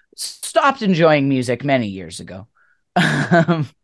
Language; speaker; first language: English; native; English